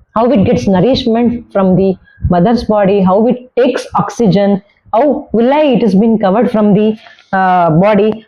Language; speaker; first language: English; non-native, local second language; Kannada